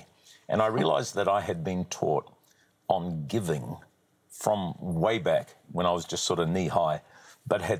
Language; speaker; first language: English; native; English